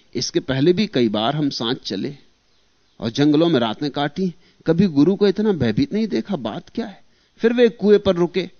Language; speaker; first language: Hindi; native; Hindi